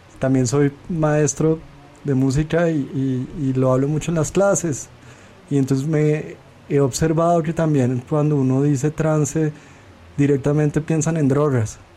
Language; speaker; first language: Spanish; native; Spanish